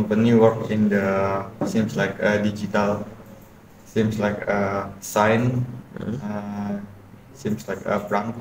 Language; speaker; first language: English; non-native, learner; Indonesian